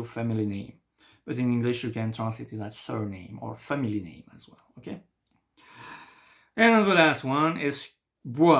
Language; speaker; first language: English; non-native, fluent; French